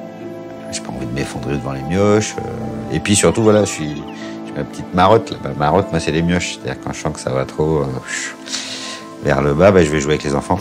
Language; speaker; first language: French; native; French